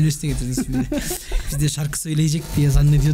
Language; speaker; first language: Turkish; non-native, fluent; Kyrgyz